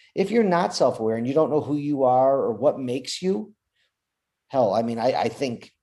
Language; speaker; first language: English; native; English